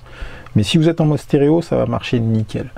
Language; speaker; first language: French; native; French